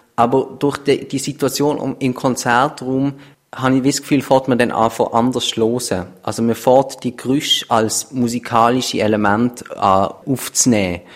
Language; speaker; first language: German; native; German